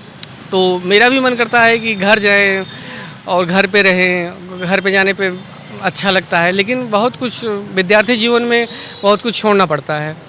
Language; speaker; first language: Hindi; native; Hindi